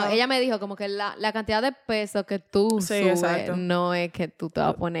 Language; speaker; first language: Spanish; native; Spanish